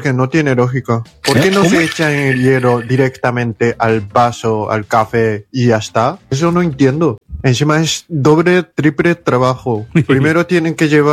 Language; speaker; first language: Spanish; non-native, fluent; Japanese